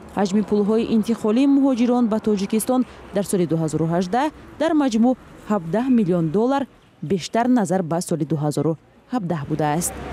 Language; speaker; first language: Tajik; native; Tajik